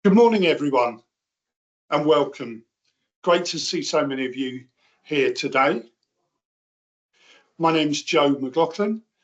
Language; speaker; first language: English; native; English